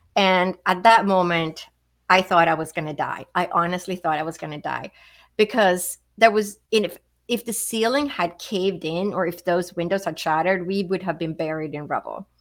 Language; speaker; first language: English; non-native, fluent; Swedish